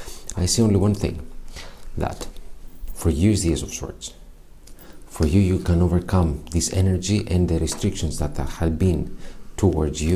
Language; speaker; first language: English; non-native, fluent; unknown